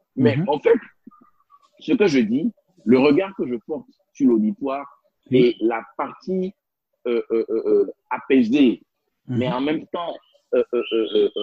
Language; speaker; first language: French; non-native, local second language; Spanish